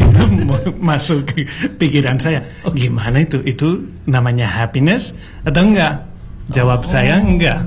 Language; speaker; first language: Indonesian; non-native, fluent; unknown